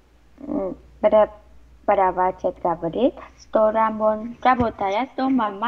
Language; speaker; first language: Russian; non-native, learner; Vietnamese